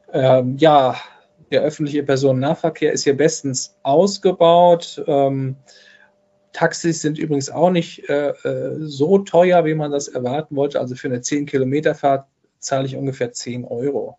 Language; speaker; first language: German; native; German